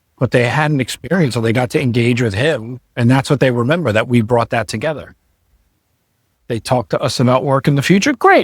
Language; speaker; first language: English; native; English